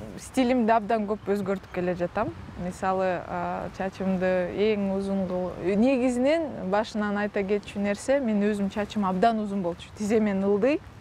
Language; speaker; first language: Kyrgyz; non-native, local second language; Russian